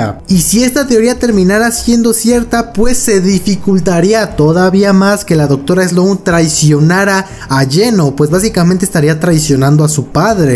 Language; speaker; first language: Spanish; native; Spanish